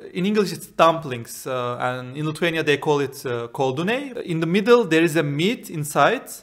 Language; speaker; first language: English; non-native, fluent; Turkish